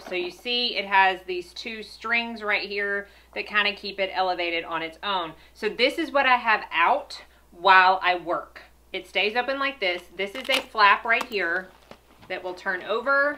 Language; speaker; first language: English; native; English